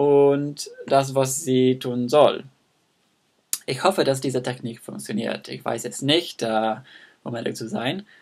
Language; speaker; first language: German; non-native, learner; English